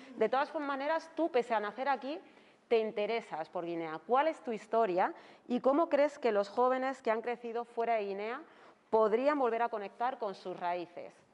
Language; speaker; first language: Spanish; native; Spanish